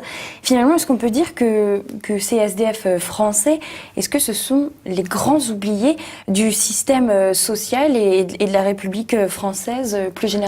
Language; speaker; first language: French; native; French